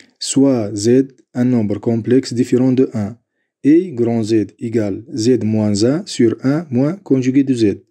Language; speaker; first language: French; non-native, local second language; Arabic